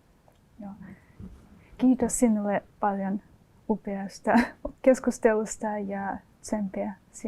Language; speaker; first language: Finnish; non-native, fluent; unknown